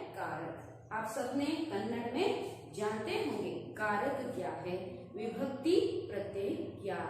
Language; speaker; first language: Hindi; non-native, local second language; Kannada